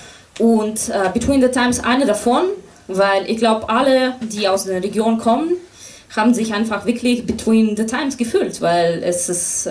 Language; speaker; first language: German; non-native, fluent; Russian